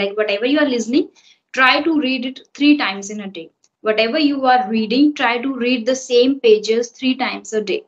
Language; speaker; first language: English; non-native, fluent; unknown